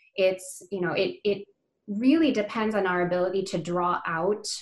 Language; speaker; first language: English; native; English